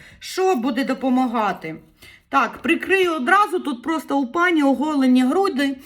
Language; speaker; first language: Ukrainian; native; Ukrainian